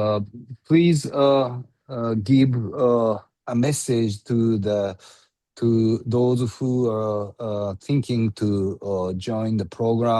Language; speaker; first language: English; non-native, learner; Japanese